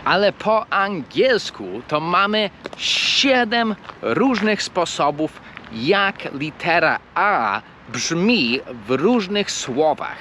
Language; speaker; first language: Polish; non-native, fluent; English